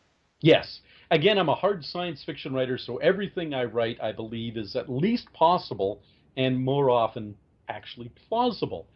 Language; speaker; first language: English; native; English